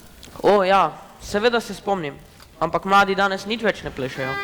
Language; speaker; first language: Slovenian; native; Slovenian